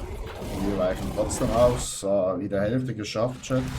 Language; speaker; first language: German; native; German